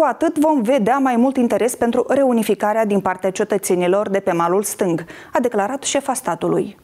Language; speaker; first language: Romanian; native; Romanian